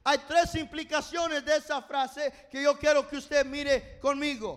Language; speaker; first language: Spanish; non-native, fluent; English